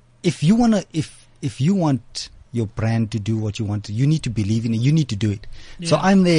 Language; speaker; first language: English; native; English